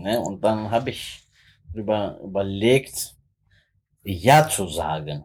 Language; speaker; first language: German; non-native, fluent; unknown